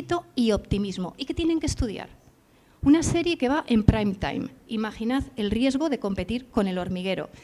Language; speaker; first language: Spanish; native; Spanish